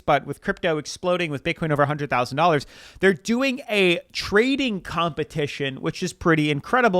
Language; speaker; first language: English; native; English